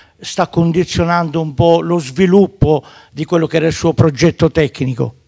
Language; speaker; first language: Italian; native; Italian